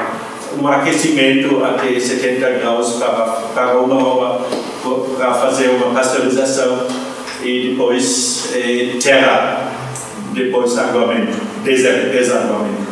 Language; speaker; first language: Portuguese; non-native, fluent; German